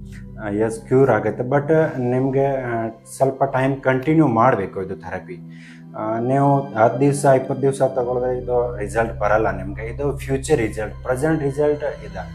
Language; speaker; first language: Kannada; non-native, local second language; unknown